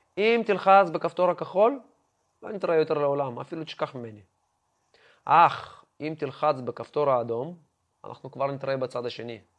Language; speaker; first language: Hebrew; non-native, fluent; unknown